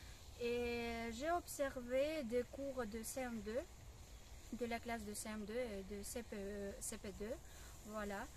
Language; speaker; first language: French; non-native, fluent; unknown